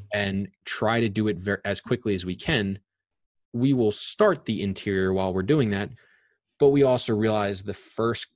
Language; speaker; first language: English; native; English